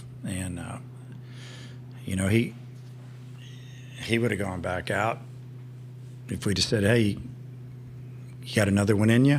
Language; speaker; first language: English; native; English